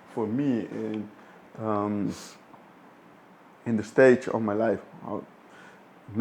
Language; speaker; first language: English; non-native, fluent; Dutch